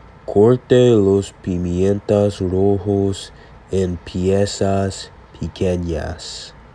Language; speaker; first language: Spanish; non-native, learner; English